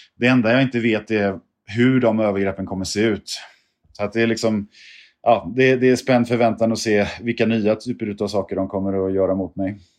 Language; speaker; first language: Swedish; native; Swedish